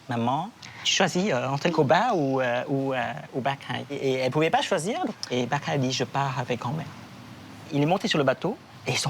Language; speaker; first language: French; early bilingual, other home language; Vietnamese